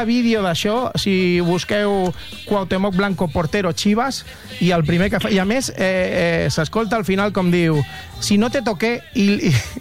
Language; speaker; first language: Catalan; native; Catalan